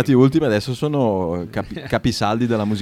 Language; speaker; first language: Italian; native; Italian